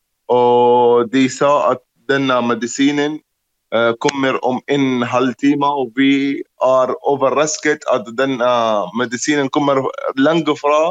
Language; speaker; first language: Norwegian; non-native, learner; Arabic